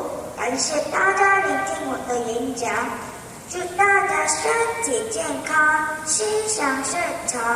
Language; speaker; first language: Chinese; non-native, learner; Korean